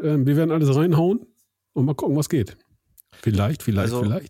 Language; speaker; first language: German; native; German